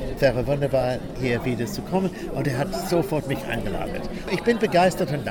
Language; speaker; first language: German; non-native, learner; English